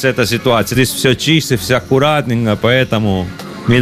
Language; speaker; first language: Russian; non-native, learner; Italian